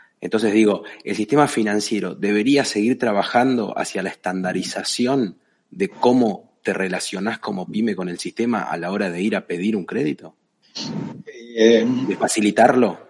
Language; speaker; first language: Spanish; native; Spanish